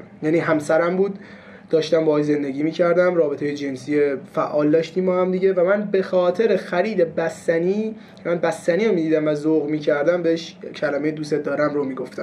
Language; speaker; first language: Persian; native; Persian